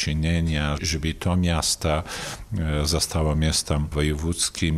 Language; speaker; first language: Polish; non-native, fluent; Kurdish